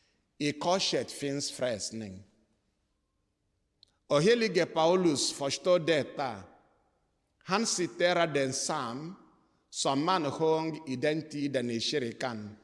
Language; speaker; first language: Swedish; non-native, fluent; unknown